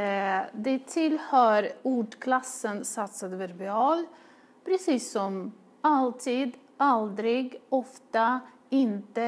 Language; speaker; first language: Swedish; non-native, fluent; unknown